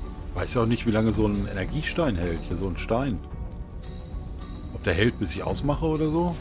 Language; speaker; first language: German; native; German